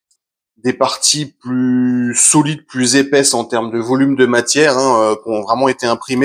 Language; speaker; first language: French; native; French